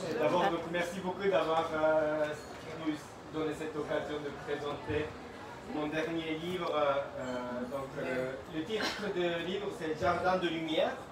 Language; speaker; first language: French; non-native, fluent; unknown